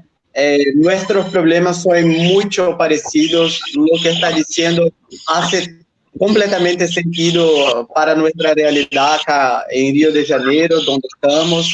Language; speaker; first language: Spanish; non-native, fluent; Portuguese